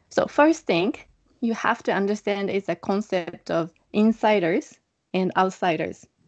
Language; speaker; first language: English; non-native, fluent; Japanese